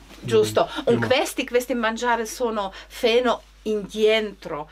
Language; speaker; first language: Italian; non-native, learner; Czech